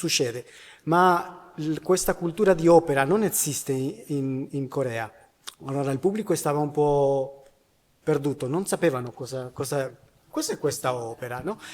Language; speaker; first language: Italian; non-native, learner; Spanish